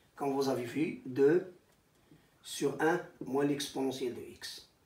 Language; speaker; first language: French; non-native, local second language; Arabic